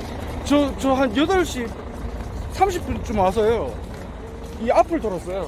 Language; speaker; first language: Korean; native; Korean